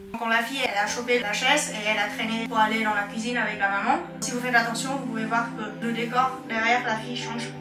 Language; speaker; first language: French; non-native, fluent; Vietnamese